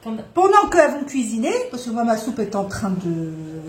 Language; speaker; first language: French; native; French